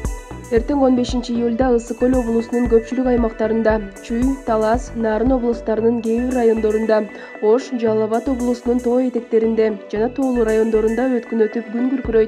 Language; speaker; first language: Kyrgyz; native; Kyrgyz